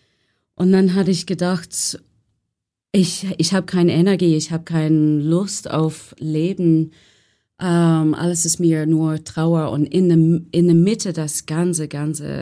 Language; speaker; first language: German; non-native, learner; English